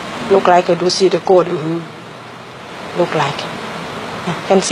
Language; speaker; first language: English; non-native, learner; Thai